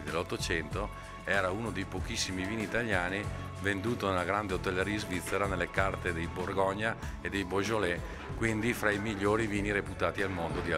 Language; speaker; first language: Italian; native; Italian